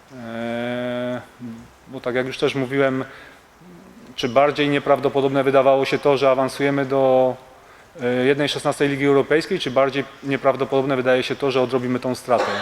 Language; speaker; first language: Polish; native; Polish